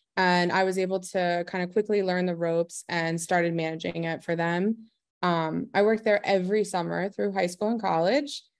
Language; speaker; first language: English; native; English